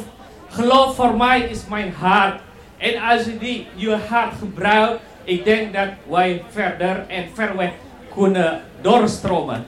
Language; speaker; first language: Dutch; non-native, fluent; Indonesian